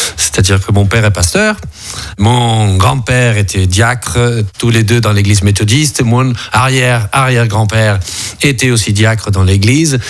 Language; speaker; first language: French; early bilingual, other home language; Spanish